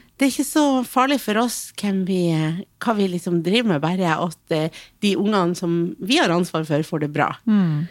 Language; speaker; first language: Norwegian; native; Norwegian